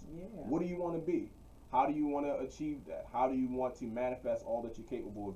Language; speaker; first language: English; native; English